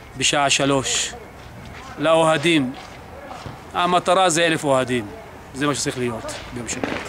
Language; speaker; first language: Hebrew; non-native, local second language; Arabic